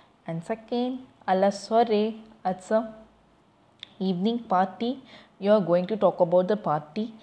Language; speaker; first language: English; non-native, local second language; Tamil